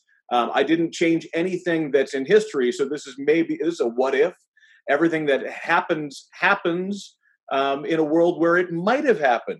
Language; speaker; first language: English; native; English